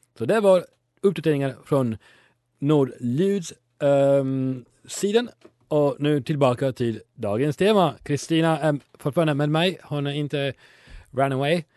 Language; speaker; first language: Swedish; non-native, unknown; Italian